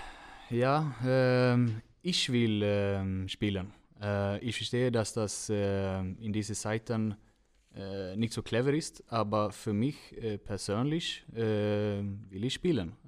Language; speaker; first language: German; non-native, fluent; Swedish